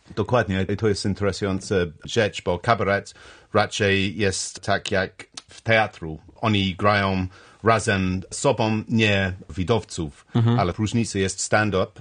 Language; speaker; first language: Polish; non-native, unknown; English